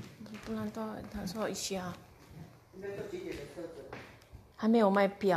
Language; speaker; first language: Chinese; non-native, fluent; Indonesian